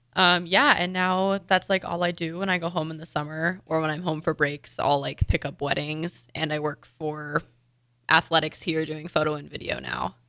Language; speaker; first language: English; native; English